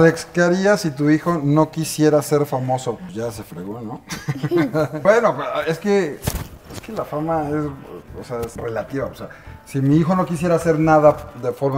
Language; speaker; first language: Spanish; native; Spanish